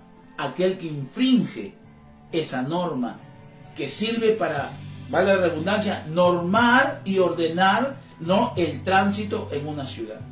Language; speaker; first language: Spanish; native; Spanish